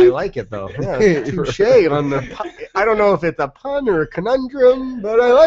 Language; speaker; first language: English; native; English